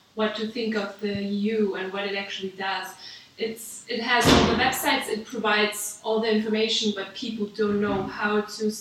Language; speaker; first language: English; non-native, fluent; German